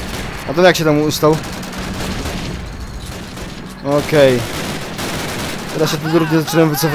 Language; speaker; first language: Polish; native; Polish